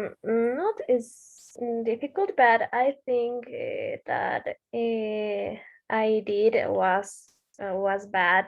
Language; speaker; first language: English; non-native, learner; Spanish